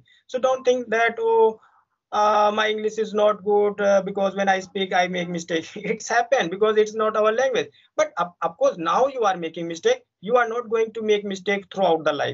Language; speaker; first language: English; non-native, fluent; Hindi